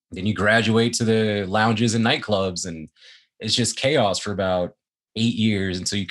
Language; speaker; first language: English; native; English